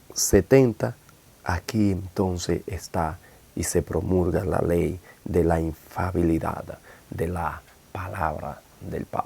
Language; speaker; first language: Spanish; native; Spanish